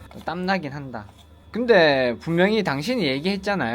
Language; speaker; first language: Korean; native; Korean